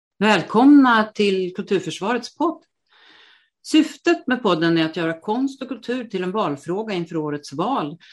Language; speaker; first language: Swedish; native; Swedish